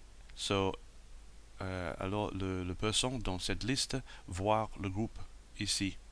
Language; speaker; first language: French; non-native, fluent; English